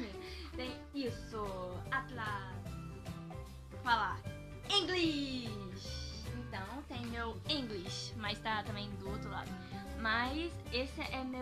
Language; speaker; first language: Portuguese; early bilingual, heritage; Portuguese